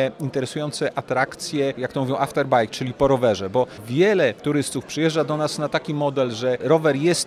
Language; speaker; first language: Polish; native; Polish